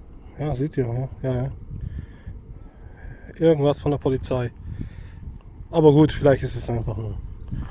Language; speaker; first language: German; native; German